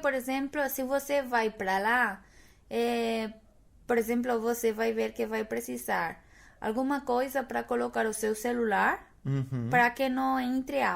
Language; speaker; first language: Portuguese; non-native, fluent; Spanish